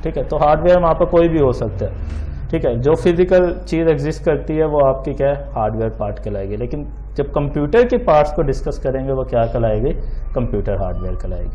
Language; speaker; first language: Urdu; non-native, local second language; Punjabi